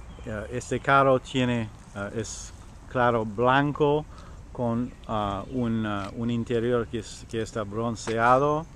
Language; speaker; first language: Spanish; non-native, learner; French